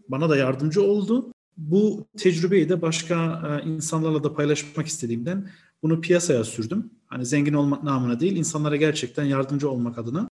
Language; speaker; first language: Turkish; early bilingual, heritage; Turkish